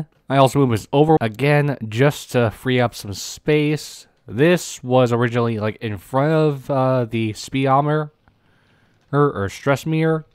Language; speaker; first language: English; native; English